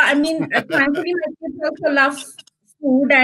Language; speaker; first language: English; non-native, local second language; Hindi